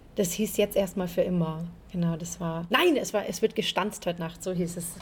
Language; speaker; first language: German; native; German